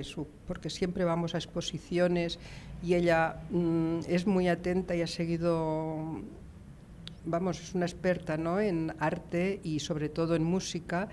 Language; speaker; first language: Spanish; native; Spanish